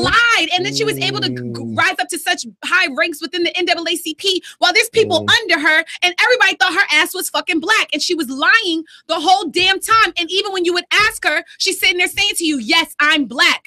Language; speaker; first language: English; native; English